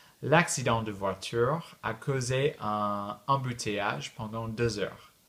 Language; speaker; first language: French; non-native, fluent; English